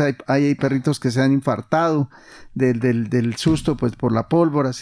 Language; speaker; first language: Spanish; native; Spanish